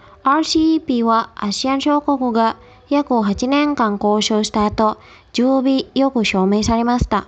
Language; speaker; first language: Japanese; non-native, fluent; Indonesian